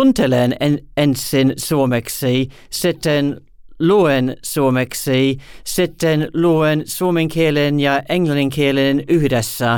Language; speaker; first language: Finnish; non-native, learner; English